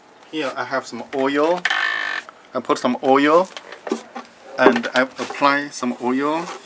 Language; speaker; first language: English; non-native, fluent; Chinese